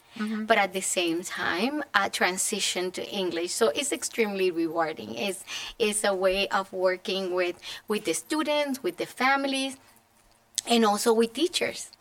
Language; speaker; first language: English; non-native, fluent; Spanish